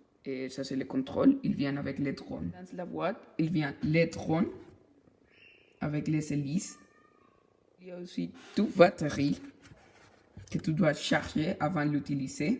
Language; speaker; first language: French; non-native, learner; Spanish